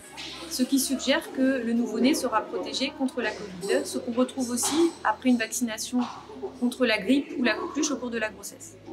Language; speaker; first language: French; native; French